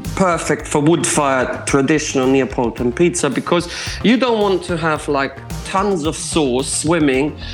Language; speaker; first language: English; non-native, fluent; Croatian